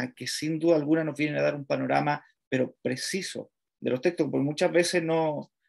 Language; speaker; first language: Spanish; native; Spanish